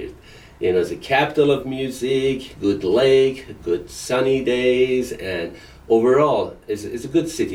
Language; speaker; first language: English; non-native, fluent; Persian